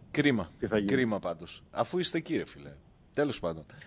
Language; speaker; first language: Greek; native; Greek